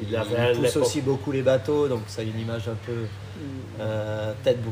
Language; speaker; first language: French; native; French